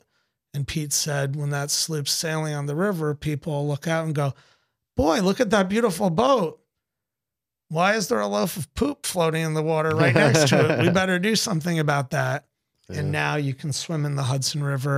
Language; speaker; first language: English; native; English